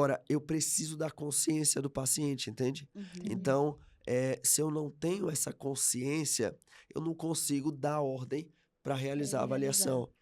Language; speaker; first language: Portuguese; native; Portuguese